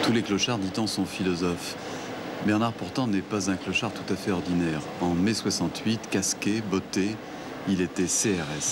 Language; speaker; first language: French; native; French